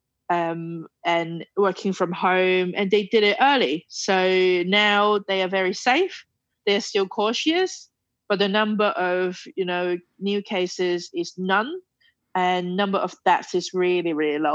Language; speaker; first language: English; non-native, local second language; Cantonese